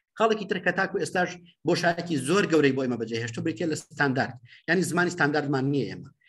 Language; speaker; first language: Central Kurdish; native; Central Kurdish